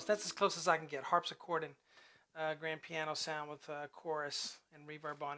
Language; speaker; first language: English; native; English